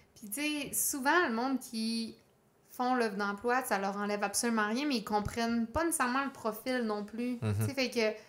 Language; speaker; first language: French; native; French